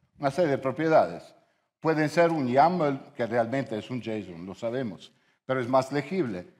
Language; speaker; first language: Spanish; non-native, fluent; Italian